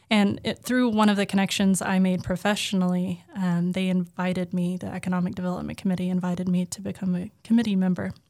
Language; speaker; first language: English; native; English